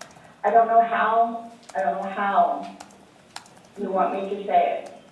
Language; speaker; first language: English; native; English